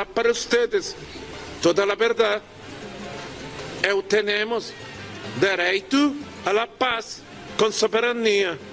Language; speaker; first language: Portuguese; non-native, learner; Spanish